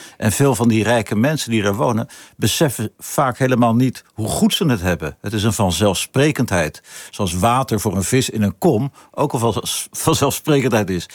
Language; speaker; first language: Dutch; native; Dutch